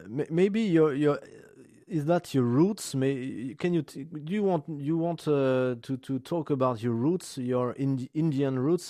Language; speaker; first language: English; non-native, learner; French